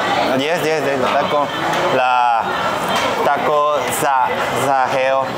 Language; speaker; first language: Vietnamese; non-native, learner; Spanish